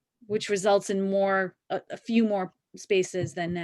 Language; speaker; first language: English; native; English